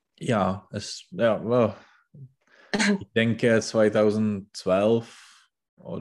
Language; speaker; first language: German; non-native, learner; Czech